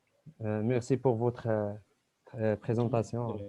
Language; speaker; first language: French; non-native, local second language; Arabic